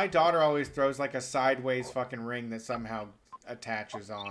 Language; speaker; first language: English; native; English